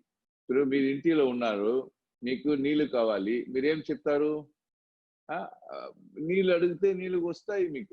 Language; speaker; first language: Telugu; non-native, local second language; Tamil